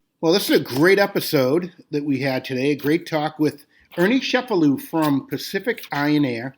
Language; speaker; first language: English; native; English